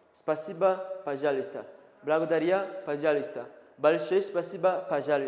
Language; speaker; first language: Russian; non-native, learner; Kinyarwanda